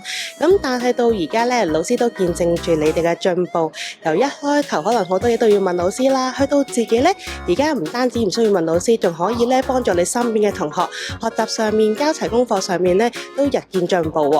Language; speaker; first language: Cantonese; native; Cantonese